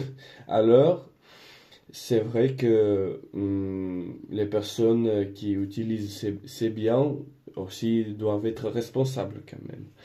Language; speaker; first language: French; non-native, learner; Spanish